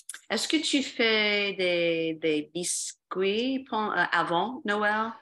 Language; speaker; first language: French; non-native, fluent; English